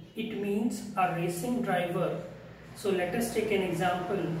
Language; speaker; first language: English; non-native, local second language; Punjabi